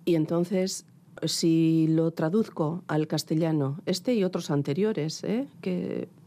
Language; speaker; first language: Spanish; non-native, local second language; Basque